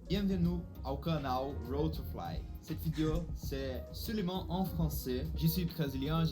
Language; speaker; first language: French; non-native, learner; Portuguese